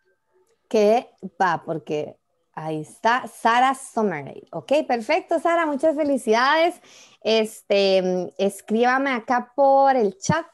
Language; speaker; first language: Spanish; native; Spanish